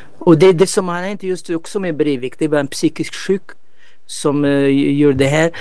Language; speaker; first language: Swedish; non-native, fluent; Arabic